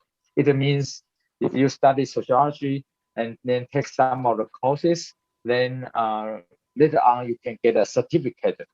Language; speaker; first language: English; non-native, fluent; Chinese